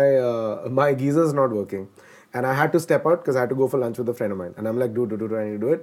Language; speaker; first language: English; non-native, local second language; Malayalam